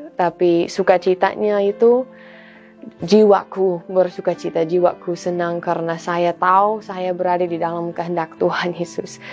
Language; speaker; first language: Indonesian; non-native, fluent; English